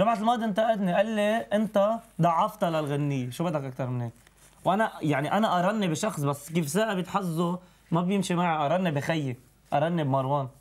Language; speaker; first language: Arabic; native; Arabic